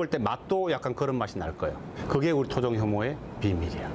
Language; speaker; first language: Korean; native; Korean